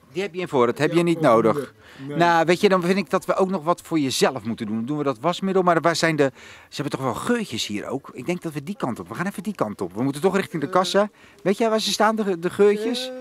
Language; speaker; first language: Dutch; native; Dutch